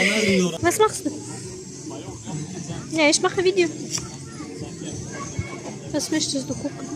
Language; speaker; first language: German; non-native, fluent; Tajik